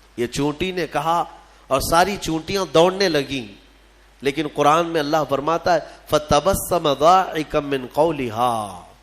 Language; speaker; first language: Urdu; native; Urdu